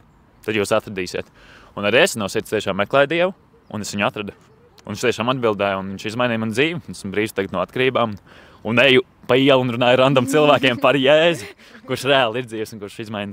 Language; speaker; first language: Latvian; native; Latvian